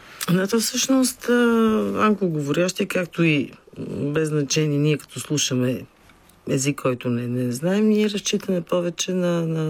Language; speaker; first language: Bulgarian; native; Bulgarian